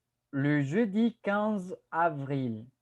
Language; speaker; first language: French; non-native, fluent; Spanish